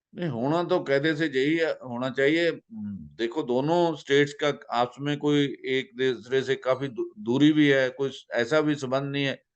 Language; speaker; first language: Hindi; non-native, local second language; Punjabi